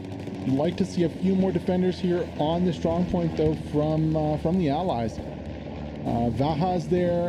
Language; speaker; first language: English; native; English